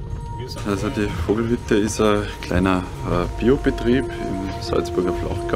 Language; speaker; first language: German; native; German